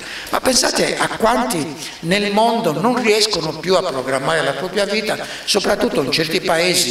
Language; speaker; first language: Italian; native; Italian